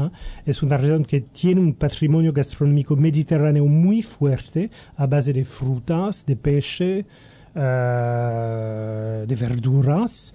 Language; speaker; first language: Spanish; non-native, learner; French